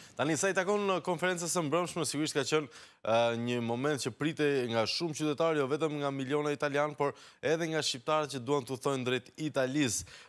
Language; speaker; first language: Albanian; native; Albanian